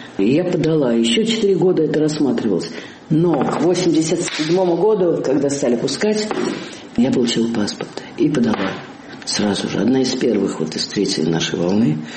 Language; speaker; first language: Russian; native; Russian